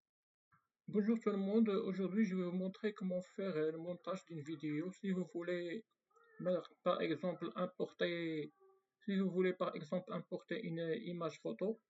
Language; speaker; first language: French; non-native, fluent; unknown